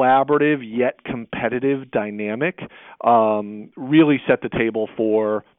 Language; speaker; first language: English; native; English